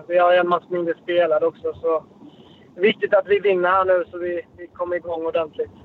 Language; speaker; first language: Swedish; native; Swedish